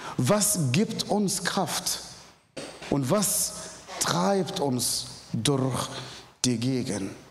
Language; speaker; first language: German; non-native, fluent; Arabic